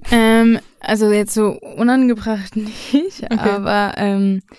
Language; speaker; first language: German; native; German